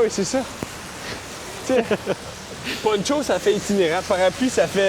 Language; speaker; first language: French; native; French